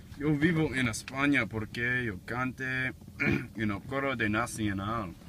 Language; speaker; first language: Spanish; non-native, learner; English